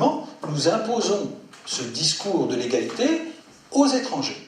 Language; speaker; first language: French; native; French